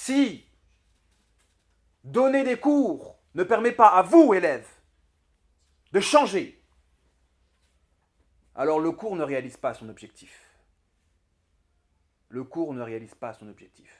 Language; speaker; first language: French; native; French